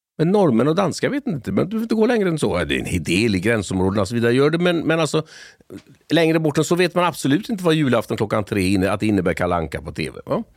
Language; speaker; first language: Swedish; native; Swedish